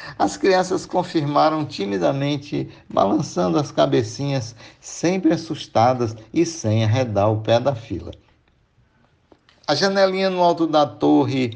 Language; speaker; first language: Portuguese; native; Portuguese